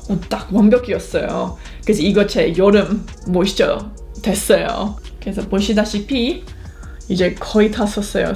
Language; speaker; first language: Korean; non-native, fluent; English